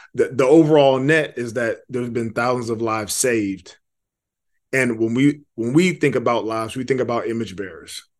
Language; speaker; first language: English; native; English